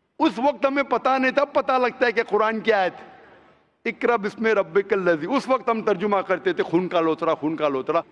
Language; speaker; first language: Hindi; non-native, local second language; Konkani